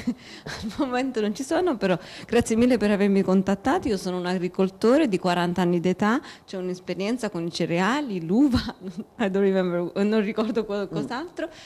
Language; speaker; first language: Italian; native; Italian